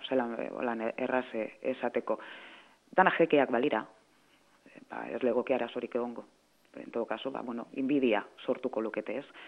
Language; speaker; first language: Basque; native; Basque